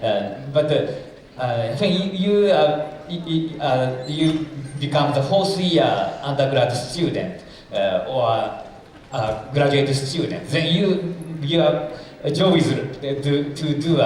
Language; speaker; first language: English; non-native, fluent; Japanese